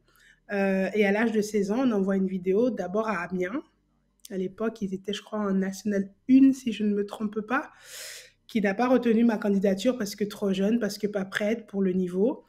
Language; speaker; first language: French; native; French